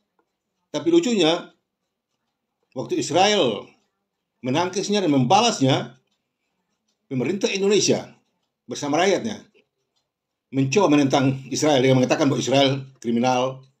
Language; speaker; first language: Indonesian; native; Indonesian